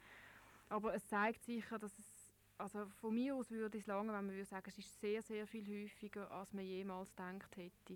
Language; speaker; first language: German; native; German